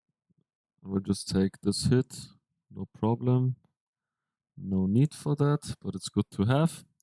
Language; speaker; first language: English; non-native, fluent; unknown